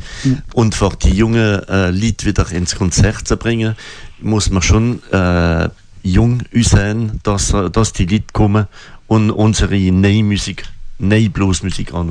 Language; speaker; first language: German; non-native, local second language; French